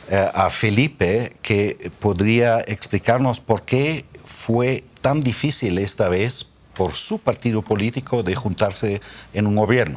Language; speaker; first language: Spanish; non-native, fluent; German